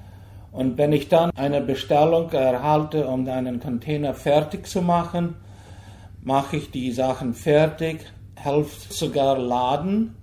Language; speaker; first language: German; early bilingual, heritage; German